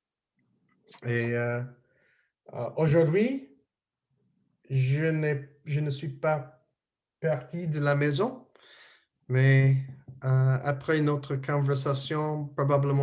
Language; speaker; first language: French; non-native, learner; English